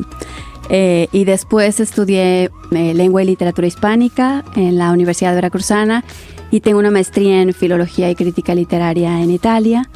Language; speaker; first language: Spanish; native; Spanish